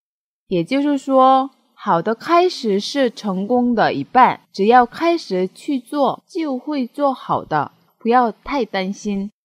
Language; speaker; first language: Chinese; non-native, fluent; Korean